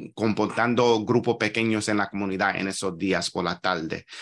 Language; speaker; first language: Spanish; non-native, learner; English